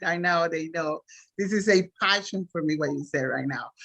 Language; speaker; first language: English; non-native, learner; Spanish